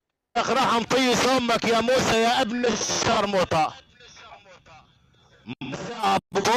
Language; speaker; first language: Arabic; native; Arabic